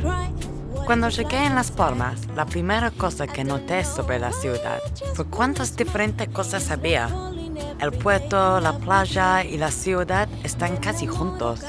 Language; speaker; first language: Spanish; non-native, fluent; English